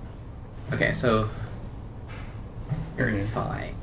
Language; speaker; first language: English; native; English